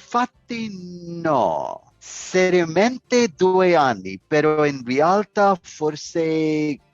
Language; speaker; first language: Italian; non-native, learner; English